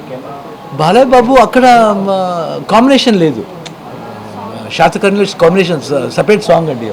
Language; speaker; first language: Telugu; non-native, learner; Kannada